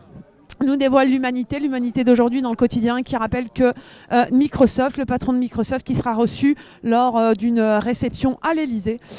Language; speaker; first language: French; native; French